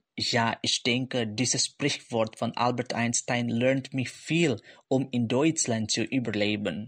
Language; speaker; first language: German; non-native, fluent; Indonesian